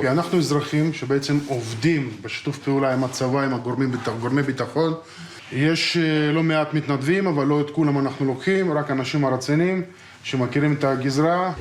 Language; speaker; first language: Hebrew; native; Hebrew